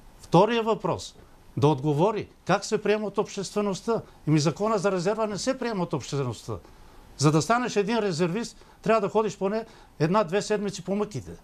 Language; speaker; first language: Bulgarian; native; Bulgarian